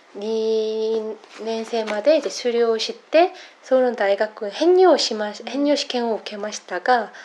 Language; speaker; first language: Japanese; non-native, fluent; Korean